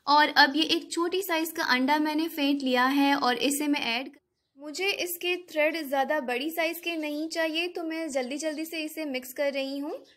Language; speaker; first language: Hindi; native; Hindi